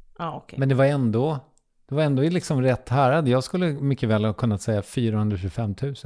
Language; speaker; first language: Swedish; native; Swedish